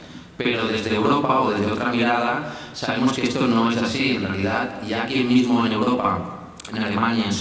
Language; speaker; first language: Spanish; native; Spanish